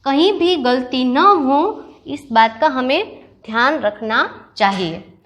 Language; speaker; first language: Hindi; non-native, local second language; Gujarati